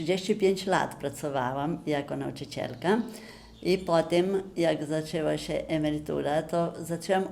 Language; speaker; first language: Polish; early bilingual, heritage; Polish